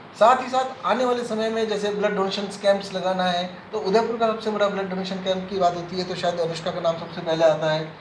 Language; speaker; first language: Hindi; native; Hindi